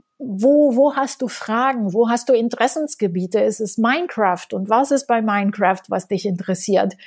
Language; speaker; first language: German; non-native, fluent; Romanian